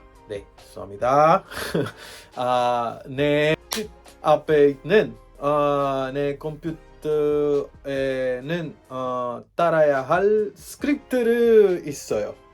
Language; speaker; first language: Korean; non-native, learner; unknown